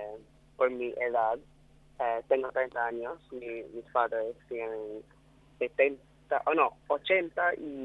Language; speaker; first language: Spanish; non-native, learner; English